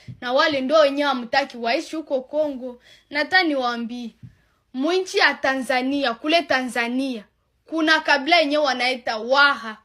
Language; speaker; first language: Swahili; non-native, local second language; Rundi